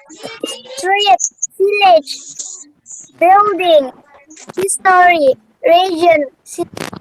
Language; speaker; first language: English; non-native, learner; Indonesian